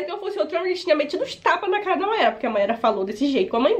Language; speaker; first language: Portuguese; native; Portuguese